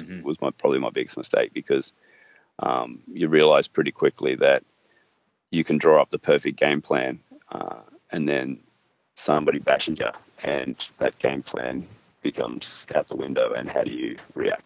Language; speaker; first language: English; native; English